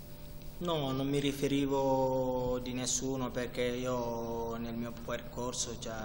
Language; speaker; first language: Italian; non-native, fluent; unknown